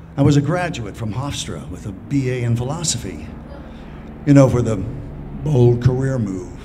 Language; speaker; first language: English; native; English